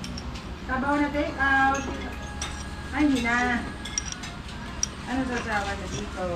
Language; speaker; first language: Filipino; native; Filipino